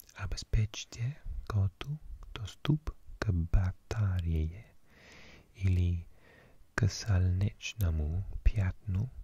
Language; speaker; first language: Russian; non-native, learner; English